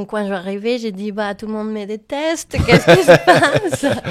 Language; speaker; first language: French; non-native, learner; Spanish